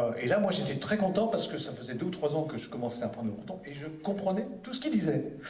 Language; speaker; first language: French; native; French